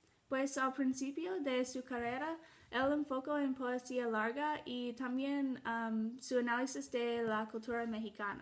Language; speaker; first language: Spanish; non-native, learner; English